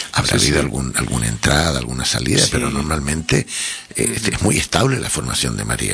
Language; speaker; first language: Spanish; native; Spanish